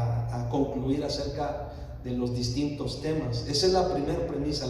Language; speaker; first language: Spanish; native; Spanish